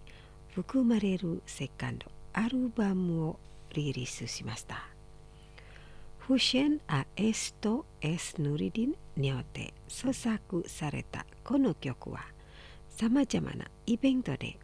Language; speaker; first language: Japanese; non-native, fluent; Indonesian